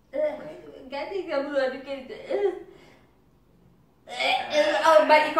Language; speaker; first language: Turkish; non-native, learner; Azerbaijani